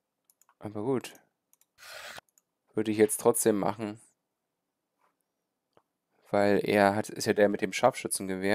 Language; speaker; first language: German; native; German